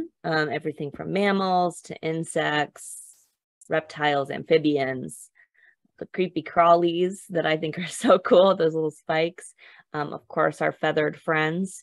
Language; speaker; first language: English; native; English